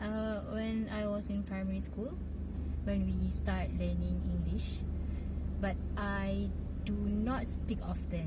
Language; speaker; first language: English; non-native, local second language; Malay